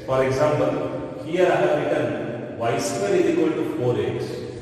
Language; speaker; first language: English; non-native, local second language; Marathi